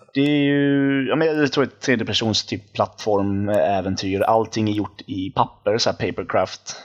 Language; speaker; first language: Swedish; native; Swedish